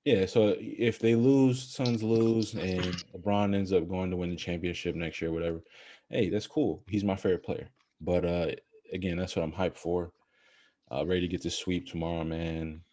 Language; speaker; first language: English; native; English